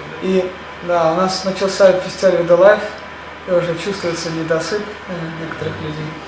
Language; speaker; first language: Russian; native; Russian